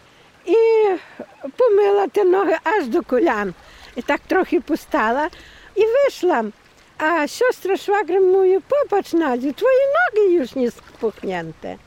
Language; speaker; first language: Polish; non-native, local second language; Ukrainian